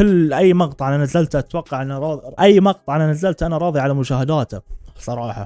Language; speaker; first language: Arabic; native; Arabic